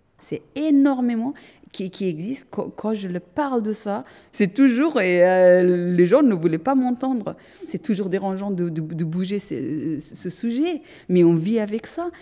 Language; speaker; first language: French; non-native, fluent; Persian